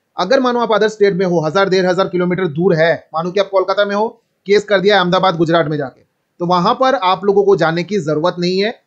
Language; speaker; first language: Hindi; native; Hindi